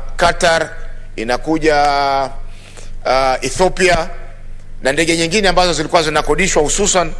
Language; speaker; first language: Swahili; native; Swahili